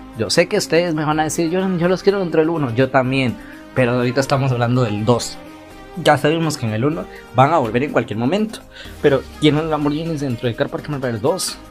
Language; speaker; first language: Spanish; native; Spanish